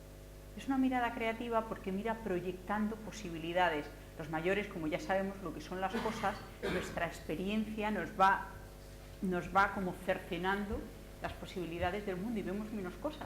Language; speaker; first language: Spanish; native; Spanish